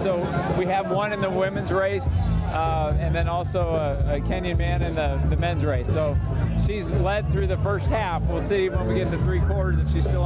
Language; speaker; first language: English; native; English